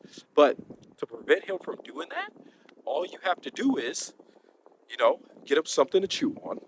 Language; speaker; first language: English; native; English